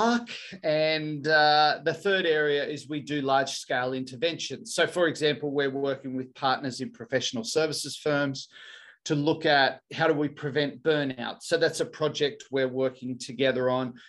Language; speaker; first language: English; native; English